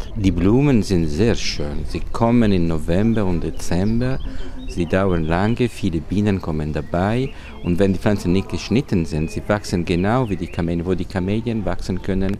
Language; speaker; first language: German; non-native, learner; Italian